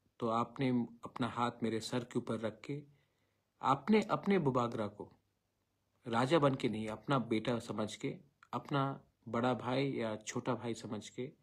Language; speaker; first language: Hindi; non-native, local second language; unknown